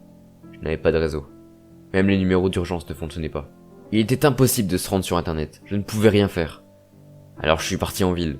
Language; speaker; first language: French; native; French